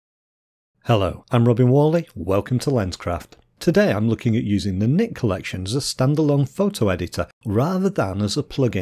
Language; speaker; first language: English; native; English